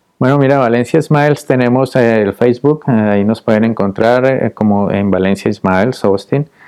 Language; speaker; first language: Spanish; native; Spanish